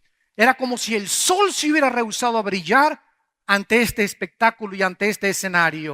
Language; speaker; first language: Spanish; native; Spanish